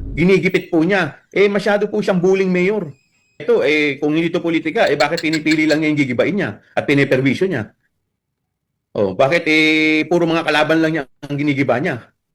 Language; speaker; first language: Filipino; native; Filipino